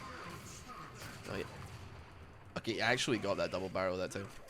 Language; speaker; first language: English; native; English